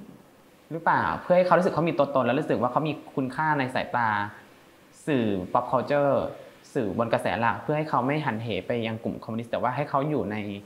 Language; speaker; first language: Thai; native; Thai